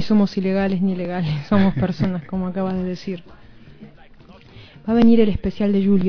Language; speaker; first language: Spanish; native; Spanish